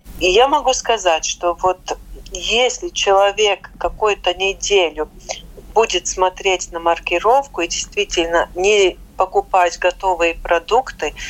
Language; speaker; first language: Russian; non-native, local second language; Latvian